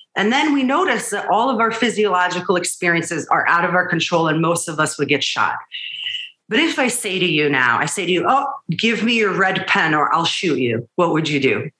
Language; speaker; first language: English; early bilingual, other home language; Hebrew